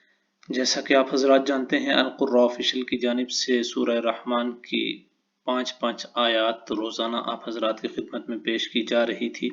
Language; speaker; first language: Urdu; native; Urdu